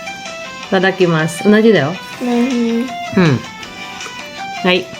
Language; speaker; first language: Japanese; non-native, fluent; Filipino